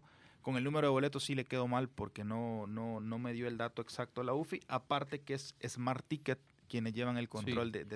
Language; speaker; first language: Spanish; native; Spanish